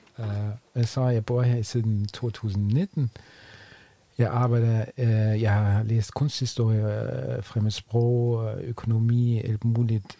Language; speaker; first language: Danish; non-native, fluent; German